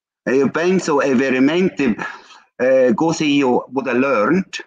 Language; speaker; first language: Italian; non-native, learner; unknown